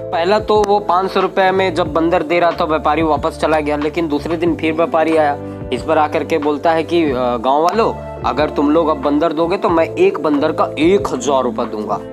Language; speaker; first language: Hindi; native; Hindi